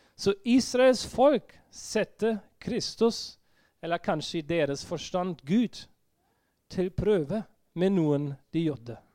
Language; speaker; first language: Norwegian; non-native, fluent; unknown